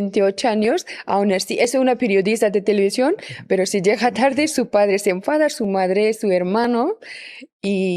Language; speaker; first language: Spanish; non-native, fluent; Persian